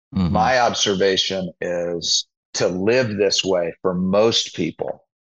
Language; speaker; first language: English; native; English